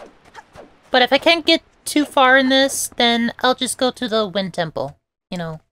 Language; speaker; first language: English; native; English